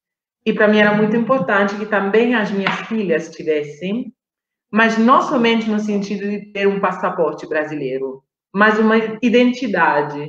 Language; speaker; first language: Portuguese; non-native, fluent; Italian